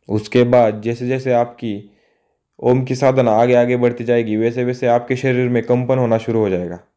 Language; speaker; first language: Hindi; non-native, local second language; Marathi